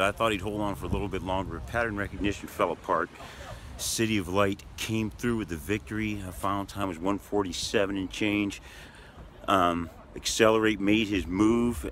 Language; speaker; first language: English; native; English